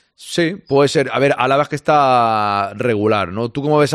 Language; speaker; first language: Spanish; native; Spanish